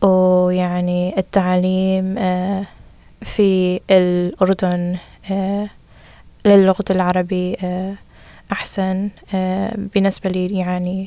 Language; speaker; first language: Arabic; non-native, learner; English